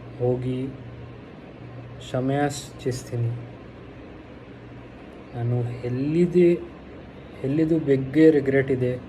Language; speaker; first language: Kannada; non-native, learner; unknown